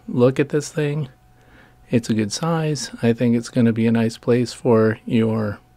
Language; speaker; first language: English; native; English